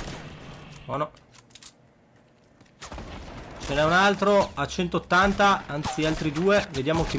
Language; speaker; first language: Italian; native; Italian